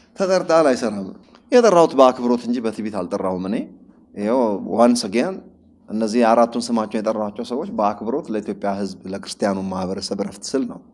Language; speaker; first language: Amharic; non-native, local second language; Oromo